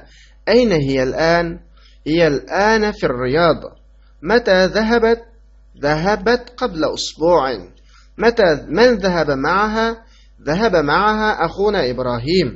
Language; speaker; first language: Arabic; non-native, fluent; Uyghur